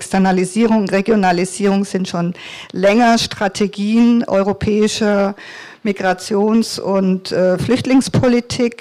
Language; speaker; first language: German; native; German